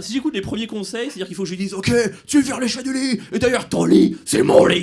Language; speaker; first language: French; native; French